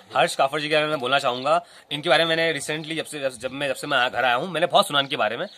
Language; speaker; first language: Hindi; native; Hindi